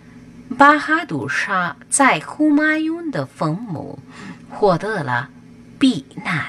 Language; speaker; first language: Chinese; non-native, fluent; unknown